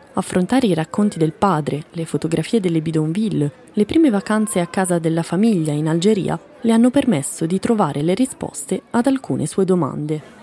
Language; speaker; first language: Italian; native; Italian